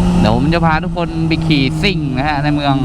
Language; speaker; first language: Thai; native; Thai